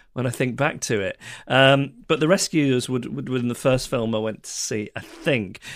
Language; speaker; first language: English; native; English